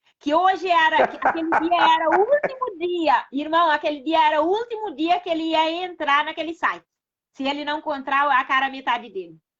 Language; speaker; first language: Portuguese; non-native, local second language; Kabuverdianu